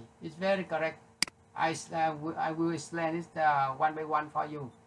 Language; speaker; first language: English; non-native, local second language; Vietnamese